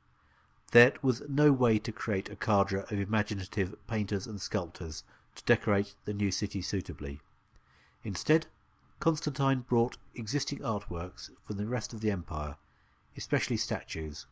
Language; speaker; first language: English; native; English